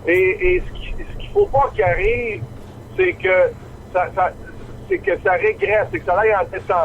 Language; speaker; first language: French; native; French